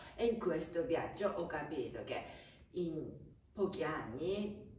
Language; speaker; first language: Italian; non-native, fluent; Japanese